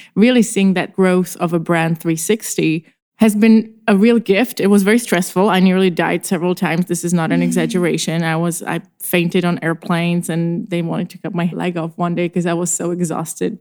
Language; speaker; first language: English; non-native, fluent; Czech